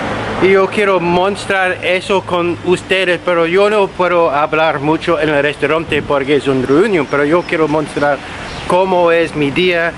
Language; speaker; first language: Spanish; non-native, learner; English